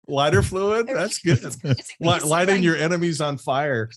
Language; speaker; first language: English; native; English